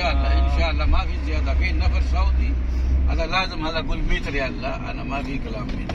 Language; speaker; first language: Arabic; non-native, learner; Urdu